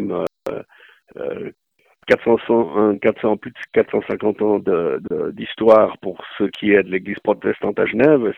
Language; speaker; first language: French; native; French